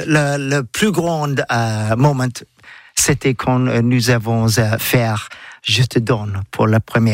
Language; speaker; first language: French; non-native, learner; English